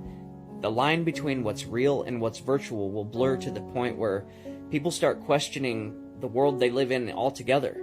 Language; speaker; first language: English; native; English